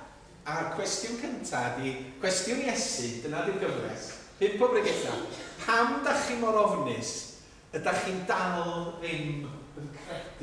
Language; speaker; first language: Welsh; native; Welsh